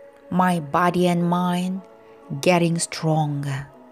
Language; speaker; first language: English; non-native, fluent; Korean